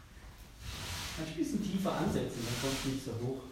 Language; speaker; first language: German; native; German